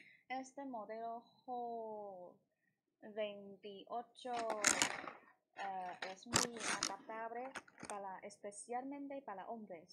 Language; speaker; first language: Spanish; non-native, learner; Chinese